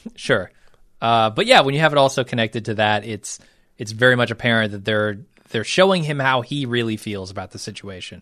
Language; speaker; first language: English; native; English